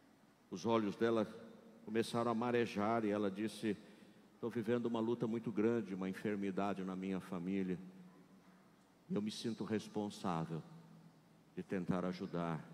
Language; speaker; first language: Portuguese; native; Portuguese